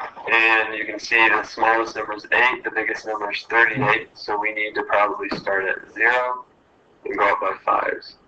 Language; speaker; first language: English; native; English